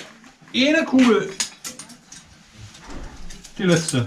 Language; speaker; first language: German; native; German